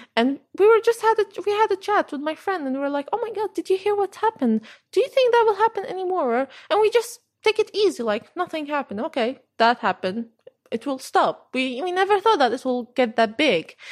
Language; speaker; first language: English; non-native, fluent; Arabic